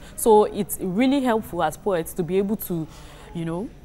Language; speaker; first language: English; non-native, local second language; Yoruba